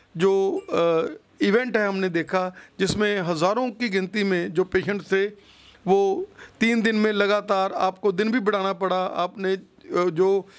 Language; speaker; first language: Hindi; non-native, local second language; Punjabi